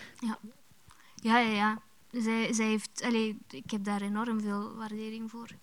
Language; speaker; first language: Dutch; early bilingual, other home language; Romanian